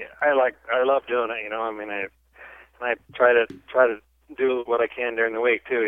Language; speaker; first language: English; native; English